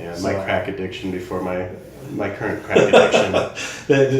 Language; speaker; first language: English; native; English